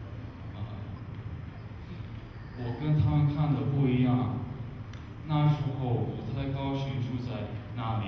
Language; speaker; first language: Chinese; non-native, learner; English